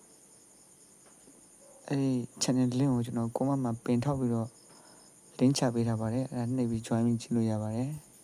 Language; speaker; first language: Burmese; native; Burmese